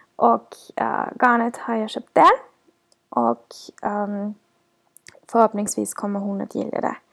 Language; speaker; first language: Swedish; non-native, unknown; German